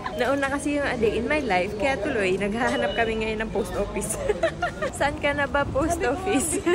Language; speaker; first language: Filipino; native; Filipino